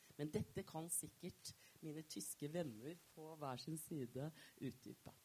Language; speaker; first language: Norwegian; non-native, fluent; German